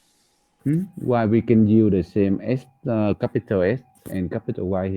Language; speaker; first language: English; non-native, learner; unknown